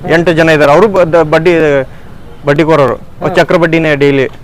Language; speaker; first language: Kannada; non-native, local second language; Lambadi